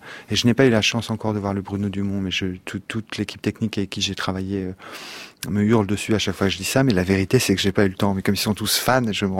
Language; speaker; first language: French; native; French